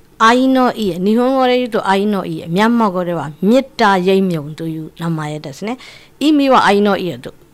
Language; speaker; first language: Japanese; non-native, fluent; Burmese